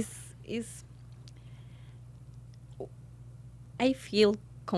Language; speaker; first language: English; non-native, learner; Spanish